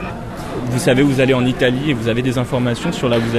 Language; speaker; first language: French; native; French